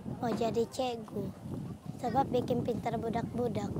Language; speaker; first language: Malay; non-native, local second language; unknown